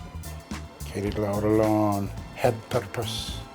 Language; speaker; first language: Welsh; non-native, learner; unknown